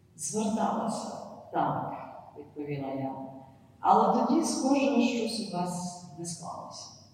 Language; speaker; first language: Ukrainian; native; Ukrainian